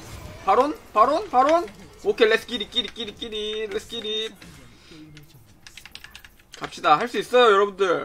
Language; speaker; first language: Korean; native; Korean